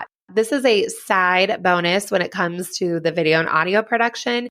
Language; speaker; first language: English; native; English